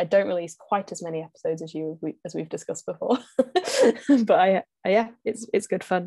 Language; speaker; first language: English; native; English